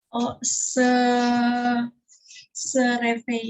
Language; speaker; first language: French; non-native, learner; Indonesian